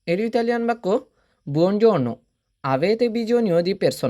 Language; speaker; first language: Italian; non-native, fluent; Bangla